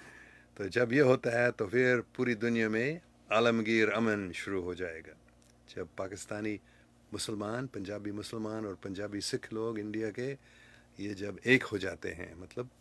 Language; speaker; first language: Hindi; non-native, fluent; English